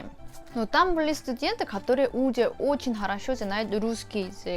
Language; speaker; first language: Russian; non-native, fluent; Korean